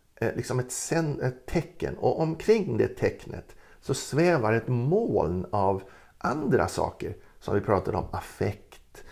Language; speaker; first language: Swedish; native; Swedish